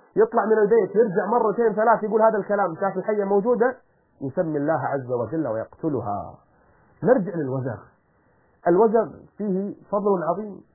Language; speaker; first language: Arabic; native; Arabic